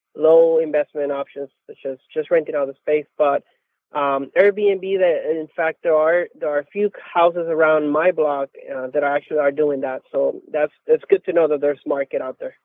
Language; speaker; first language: English; non-native, fluent; Spanish